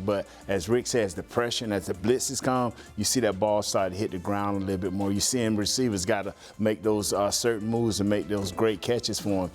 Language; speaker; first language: English; native; English